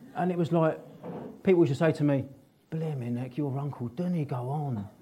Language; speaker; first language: English; native; English